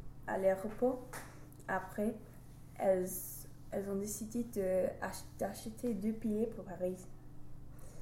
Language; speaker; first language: French; non-native, learner; English